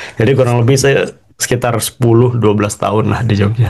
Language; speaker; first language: Indonesian; native; Indonesian